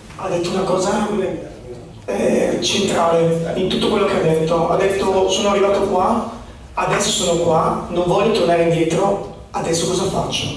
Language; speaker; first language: Italian; native; Italian